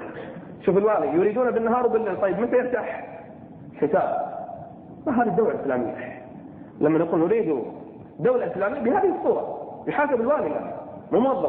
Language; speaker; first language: Arabic; native; Arabic